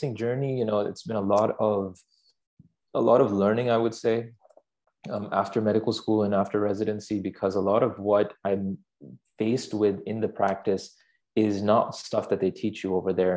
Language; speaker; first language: English; non-native, local second language; Urdu